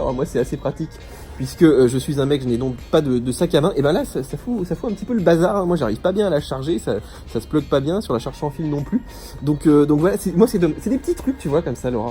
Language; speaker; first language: French; native; French